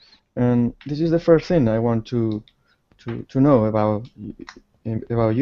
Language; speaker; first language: English; non-native, learner; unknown